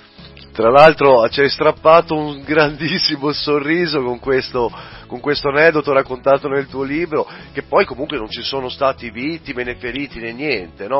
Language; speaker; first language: Italian; native; Italian